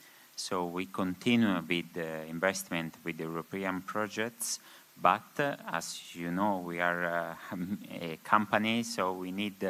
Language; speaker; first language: English; non-native, learner; Spanish